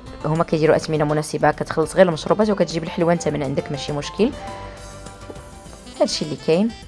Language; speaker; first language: Arabic; native; Arabic